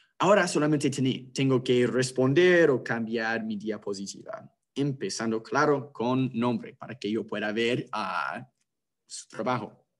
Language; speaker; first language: Spanish; non-native, fluent; English